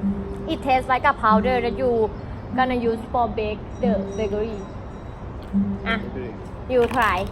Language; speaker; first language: English; non-native, learner; Thai